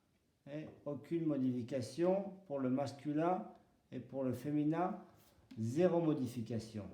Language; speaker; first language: French; non-native, fluent; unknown